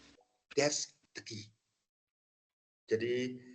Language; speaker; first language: English; non-native, fluent; Indonesian